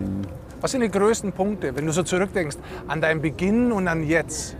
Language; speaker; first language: German; native; German